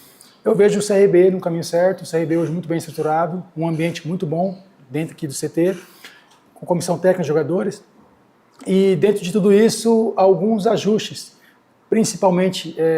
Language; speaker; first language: Portuguese; native; Portuguese